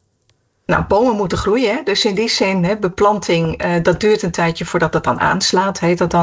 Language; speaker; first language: Dutch; native; Dutch